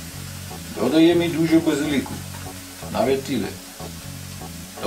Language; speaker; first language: Polish; non-native, learner; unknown